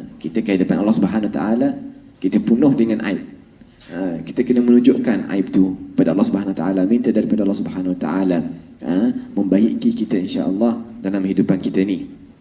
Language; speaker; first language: Malay; non-native, fluent; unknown